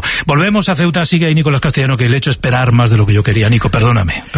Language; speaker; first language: Spanish; native; Spanish